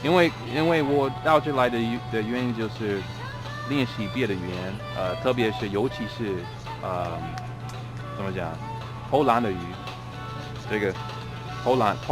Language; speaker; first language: Chinese; non-native, fluent; English